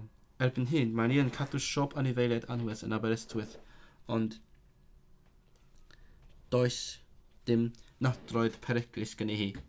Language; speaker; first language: Welsh; non-native, learner; Cantonese